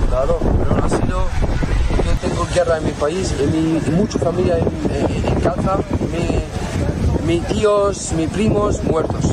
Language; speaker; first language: Spanish; non-native, learner; Arabic